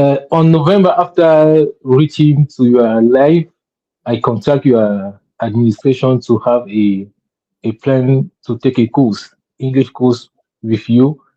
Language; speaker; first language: English; non-native, learner; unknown